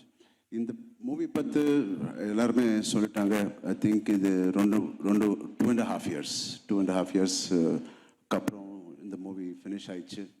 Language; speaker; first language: Tamil; non-native, local second language; Telugu